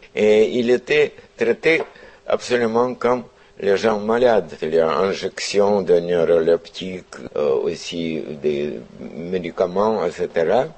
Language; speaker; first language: French; non-native, fluent; Russian